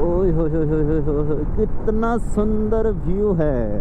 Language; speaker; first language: Hindi; non-native, fluent; Bangla